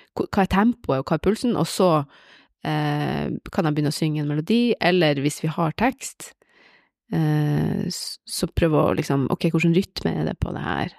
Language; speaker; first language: Norwegian; native; Norwegian